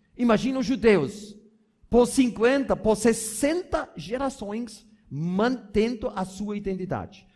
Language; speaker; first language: Portuguese; non-native, fluent; German